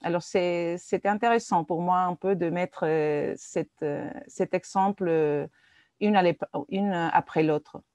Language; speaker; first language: French; non-native, fluent; Spanish